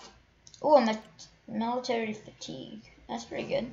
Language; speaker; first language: English; native; English